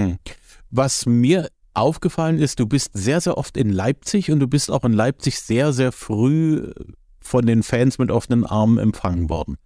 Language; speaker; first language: German; native; German